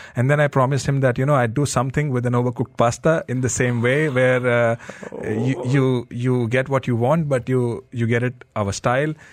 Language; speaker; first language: English; non-native, local second language; Hindi